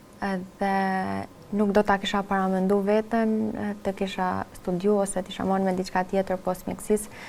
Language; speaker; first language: Albanian; native; Albanian